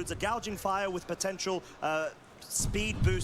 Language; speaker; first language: English; native; English